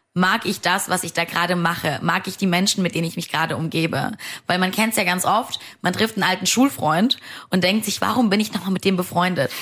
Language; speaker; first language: German; early bilingual, other home language; Romanian